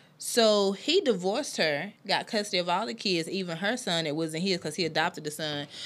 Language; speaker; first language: English; native; English